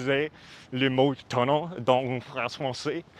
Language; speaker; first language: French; non-native, learner; English